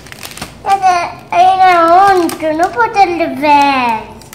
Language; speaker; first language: Romanian; early bilingual, heritage; Romanian